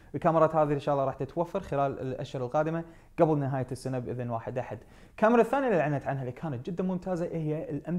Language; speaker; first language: Arabic; native; Arabic